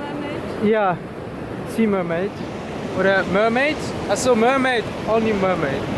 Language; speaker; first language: English; non-native, learner; German